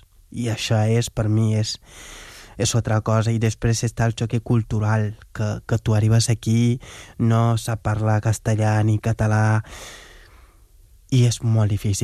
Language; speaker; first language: Catalan; non-native, fluent; Wolof